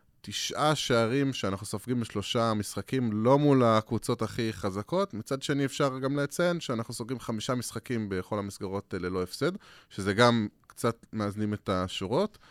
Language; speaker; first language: Hebrew; native; Hebrew